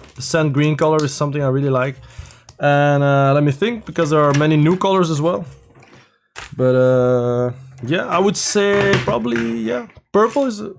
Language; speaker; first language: English; non-native, fluent; Dutch